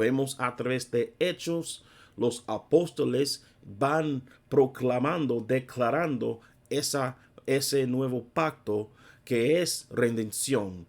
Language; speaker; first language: Spanish; non-native, fluent; English